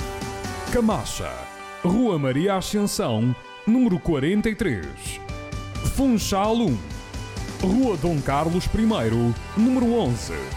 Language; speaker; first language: Portuguese; native; Portuguese